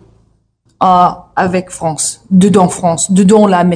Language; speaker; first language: French; non-native, learner; English